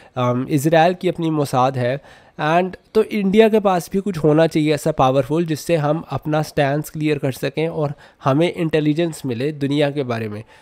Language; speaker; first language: Hindi; native; Hindi